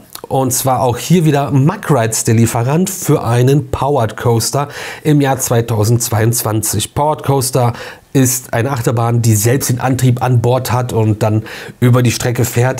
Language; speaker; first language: German; native; German